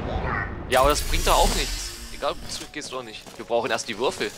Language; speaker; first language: German; native; German